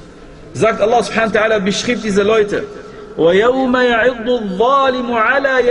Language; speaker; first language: German; non-native, fluent; Arabic